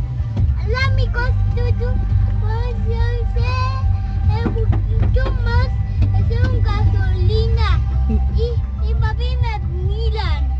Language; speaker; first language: Spanish; early bilingual, heritage; Spanish